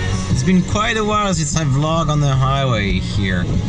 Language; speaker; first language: English; non-native, fluent; French